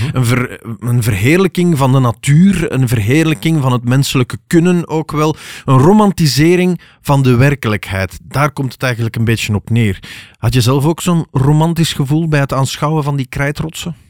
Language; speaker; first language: Dutch; native; Dutch